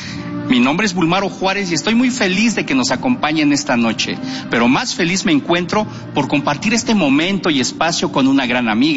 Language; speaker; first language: Spanish; non-native, local second language; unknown